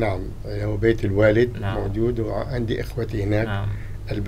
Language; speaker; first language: Arabic; native; Arabic